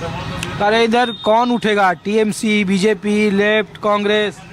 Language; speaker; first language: Hindi; native; Hindi